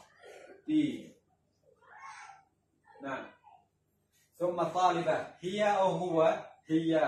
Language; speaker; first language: Arabic; non-native, fluent; Khmer